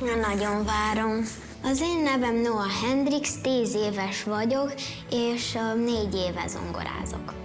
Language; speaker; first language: Hungarian; non-native, learner; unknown